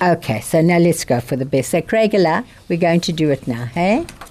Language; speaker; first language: English; native; English